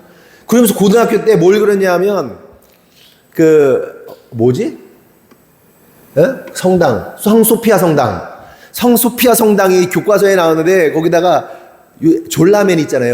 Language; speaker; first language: Korean; native; Korean